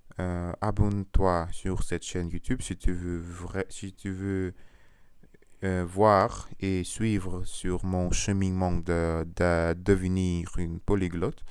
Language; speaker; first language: French; non-native, learner; Russian